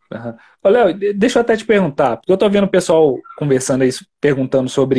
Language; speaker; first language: Portuguese; native; Portuguese